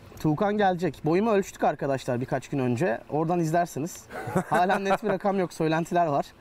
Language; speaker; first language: Turkish; native; Turkish